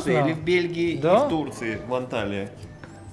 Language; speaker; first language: Russian; native; Russian